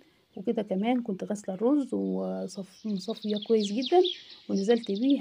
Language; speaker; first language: Arabic; native; Arabic